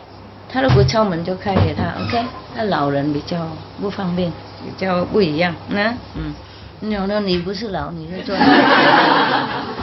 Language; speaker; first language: Chinese; non-native, fluent; Vietnamese